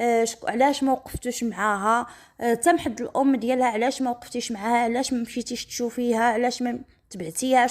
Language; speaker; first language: Arabic; native; Arabic